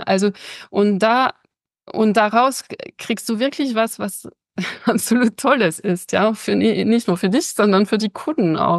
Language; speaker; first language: German; non-native, fluent; French